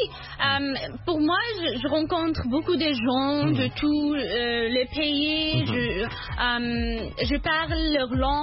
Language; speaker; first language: French; non-native, learner; Arabic